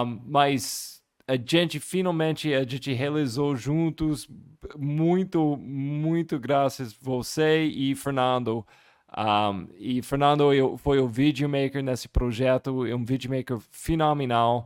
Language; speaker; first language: Portuguese; non-native, fluent; English